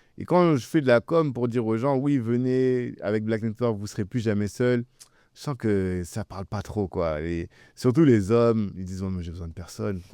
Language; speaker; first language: French; early bilingual, other home language; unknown